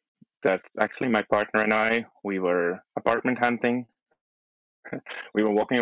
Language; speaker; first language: English; non-native, fluent; Dutch